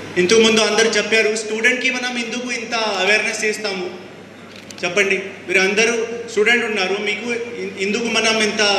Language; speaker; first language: Telugu; non-native, fluent; Hindi